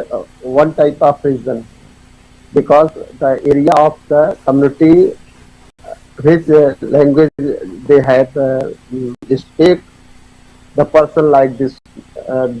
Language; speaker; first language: English; non-native, learner; Hindi